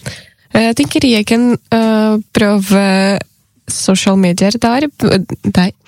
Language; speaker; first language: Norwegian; non-native, learner; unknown